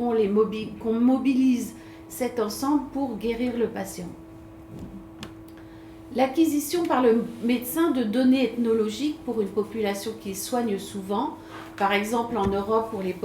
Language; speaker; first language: French; native; French